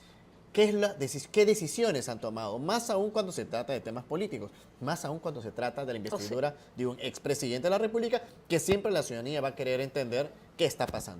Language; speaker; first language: Spanish; native; Spanish